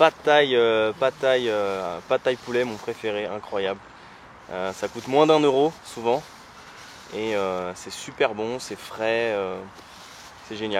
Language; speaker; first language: French; native; French